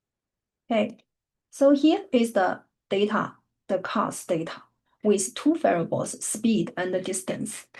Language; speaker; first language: English; non-native, fluent; Chinese